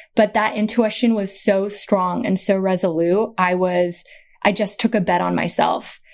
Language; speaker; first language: English; native; English